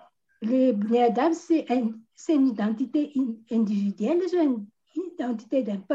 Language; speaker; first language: French; non-native, local second language; Malagasy